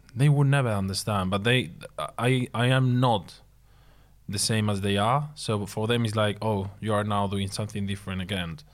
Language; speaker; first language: English; non-native, fluent; Spanish